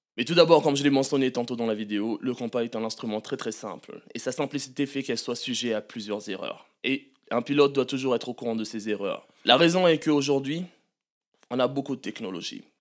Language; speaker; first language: French; non-native, local second language; Malagasy